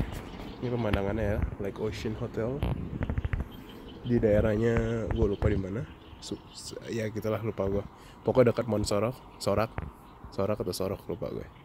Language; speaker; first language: Indonesian; native; Indonesian